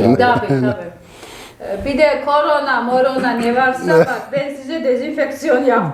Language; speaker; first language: Turkish; non-native, fluent; Georgian